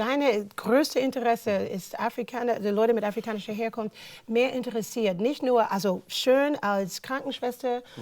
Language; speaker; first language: German; non-native, fluent; English